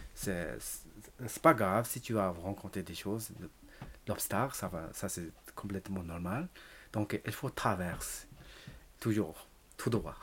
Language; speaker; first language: French; non-native, learner; Tibetan